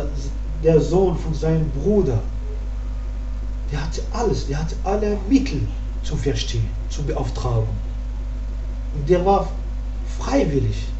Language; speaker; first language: German; non-native, learner; Arabic